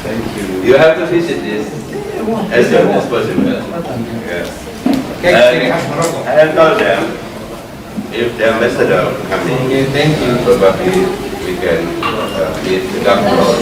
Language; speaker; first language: English; non-native, fluent; Indonesian